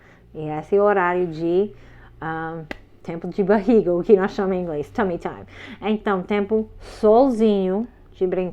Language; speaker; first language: Portuguese; non-native, fluent; English